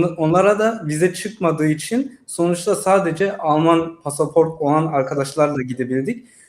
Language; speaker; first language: Turkish; early bilingual, heritage; Turkish